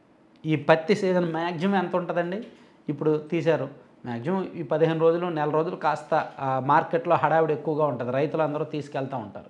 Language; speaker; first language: Telugu; native; Telugu